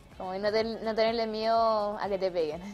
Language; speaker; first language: Spanish; native; Spanish